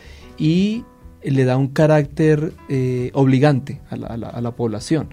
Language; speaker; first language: Spanish; native; Spanish